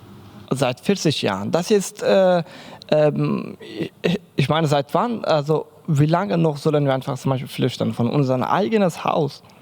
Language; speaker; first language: German; non-native, learner; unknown